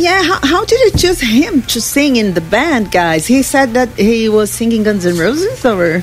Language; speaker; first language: English; non-native, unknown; Portuguese